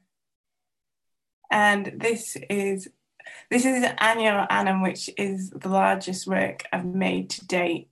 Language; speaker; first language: English; non-native, local second language; Welsh